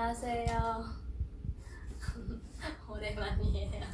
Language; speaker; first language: Korean; non-native, fluent; Khmer